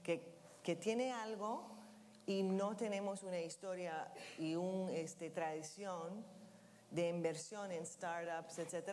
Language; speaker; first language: Spanish; non-native, fluent; English